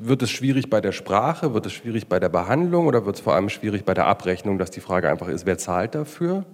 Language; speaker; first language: German; native; German